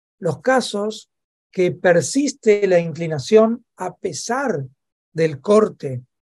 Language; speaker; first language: Spanish; native; Spanish